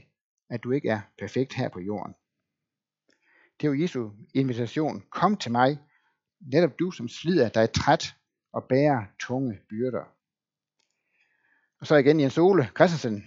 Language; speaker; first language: Danish; native; Danish